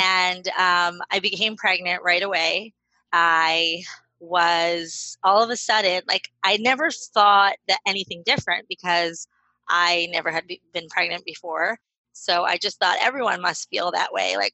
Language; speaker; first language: English; native; English